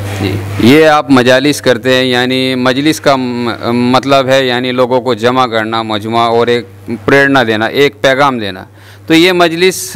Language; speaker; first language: Hindi; native; Hindi